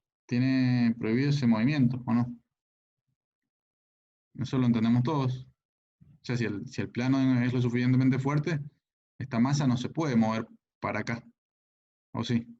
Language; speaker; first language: Spanish; native; Spanish